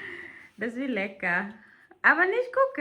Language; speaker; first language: German; non-native, learner; French